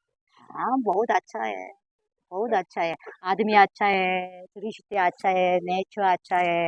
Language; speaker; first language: Hindi; non-native, learner; Korean